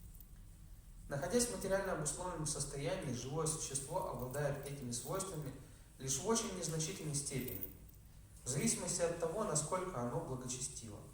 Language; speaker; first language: Russian; native; Russian